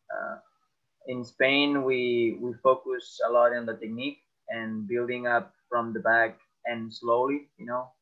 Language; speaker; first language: English; non-native, fluent; Catalan